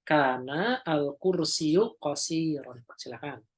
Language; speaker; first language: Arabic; non-native, fluent; Indonesian